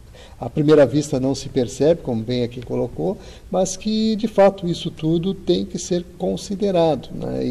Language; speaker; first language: Portuguese; native; Portuguese